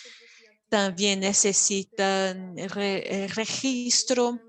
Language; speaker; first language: Spanish; non-native, fluent; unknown